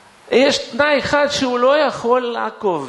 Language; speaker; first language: Hebrew; non-native, fluent; Russian